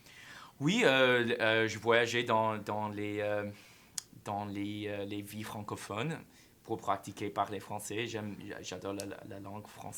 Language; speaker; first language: French; non-native, fluent; English